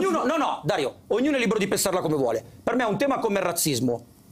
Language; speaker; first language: Italian; native; Italian